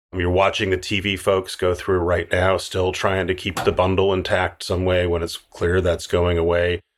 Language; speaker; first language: English; native; English